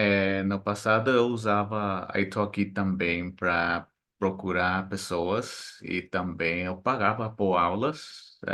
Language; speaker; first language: Portuguese; non-native, fluent; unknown